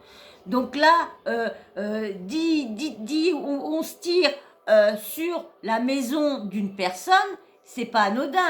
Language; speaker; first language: French; native; French